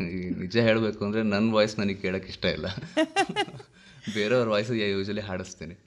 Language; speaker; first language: Kannada; native; Kannada